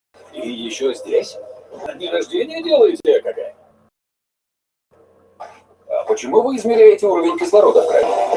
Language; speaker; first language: Russian; native; Russian